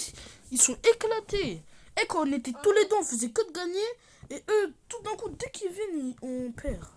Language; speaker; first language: French; native; French